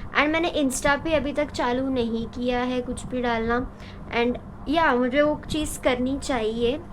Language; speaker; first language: Hindi; non-native, local second language; Tulu